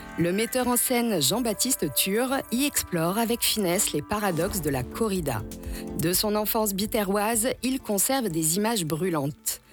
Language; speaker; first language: French; native; French